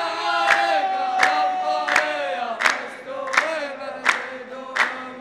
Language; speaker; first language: Arabic; native; Arabic